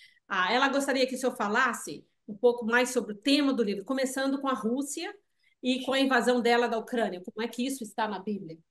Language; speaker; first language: Portuguese; early bilingual, heritage; Portuguese